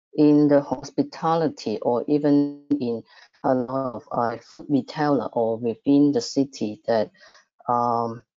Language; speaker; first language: English; non-native, fluent; Cantonese